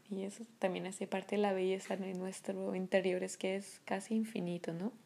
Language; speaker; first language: Spanish; non-native, fluent; French